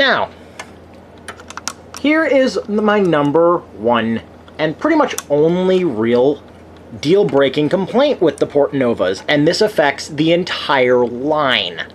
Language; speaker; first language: English; native; English